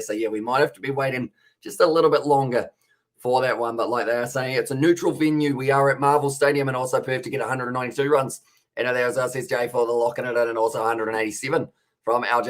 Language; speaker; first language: English; native; English